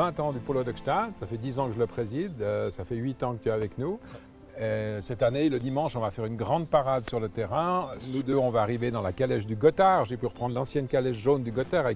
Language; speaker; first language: French; native; French